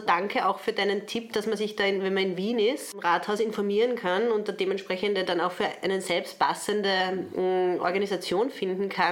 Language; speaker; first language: German; native; German